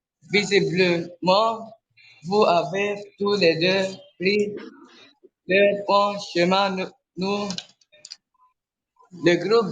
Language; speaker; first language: French; non-native, local second language; Arabic